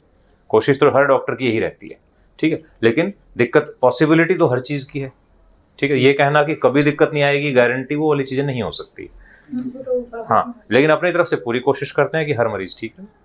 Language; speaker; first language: Hindi; native; Hindi